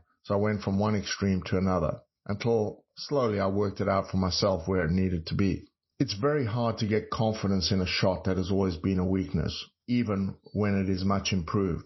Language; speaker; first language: English; native; English